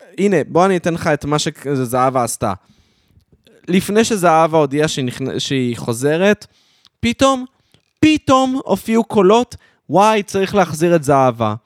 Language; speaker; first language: Hebrew; early bilingual, other home language; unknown